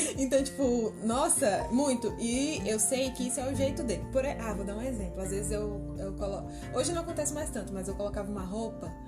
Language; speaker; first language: Portuguese; native; Portuguese